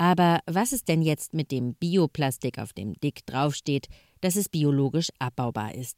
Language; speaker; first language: German; native; German